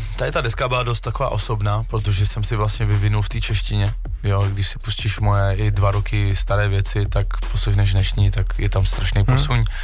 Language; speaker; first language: Czech; early bilingual, other home language; French